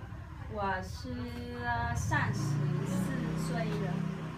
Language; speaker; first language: Chinese; non-native, learner; Vietnamese